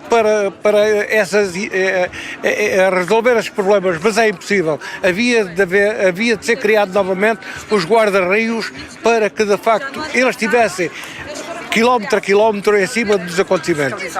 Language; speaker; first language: Portuguese; native; Portuguese